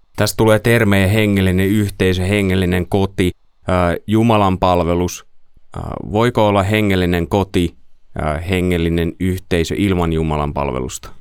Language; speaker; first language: Finnish; native; Finnish